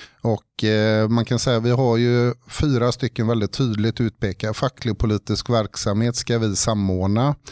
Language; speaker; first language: Swedish; native; Swedish